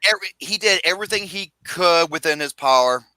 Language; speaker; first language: English; native; English